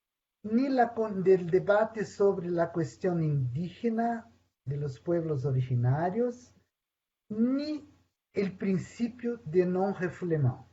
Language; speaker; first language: Spanish; non-native, fluent; Portuguese